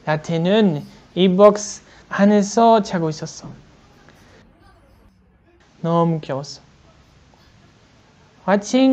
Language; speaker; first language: Korean; non-native, learner; French